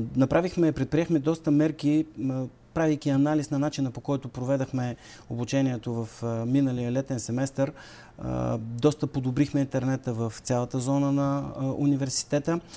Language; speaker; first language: Bulgarian; native; Bulgarian